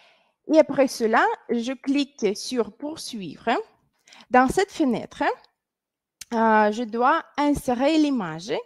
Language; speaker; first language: French; non-native, fluent; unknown